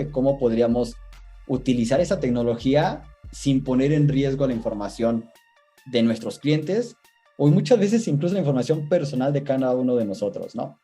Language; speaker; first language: Spanish; native; Spanish